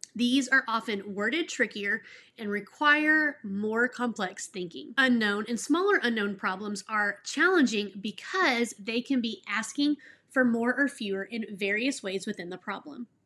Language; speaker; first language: English; native; English